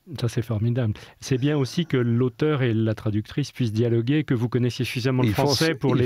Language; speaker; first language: French; native; French